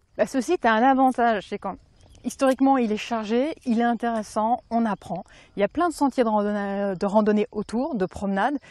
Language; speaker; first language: French; native; French